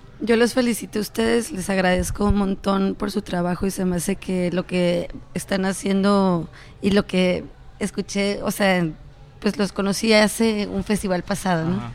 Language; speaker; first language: Spanish; native; Spanish